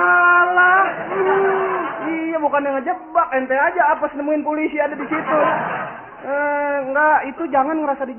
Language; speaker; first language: Indonesian; native; Indonesian